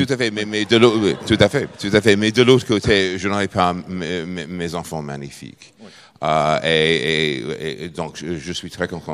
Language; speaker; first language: French; non-native, fluent; English